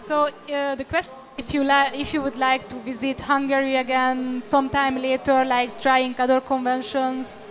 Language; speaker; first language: English; non-native, fluent; Hungarian